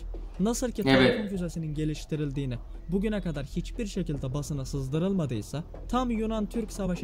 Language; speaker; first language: Turkish; native; Turkish